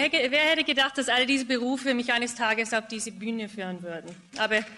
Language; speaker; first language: German; early bilingual, heritage; German